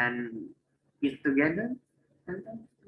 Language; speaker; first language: English; non-native, learner; Indonesian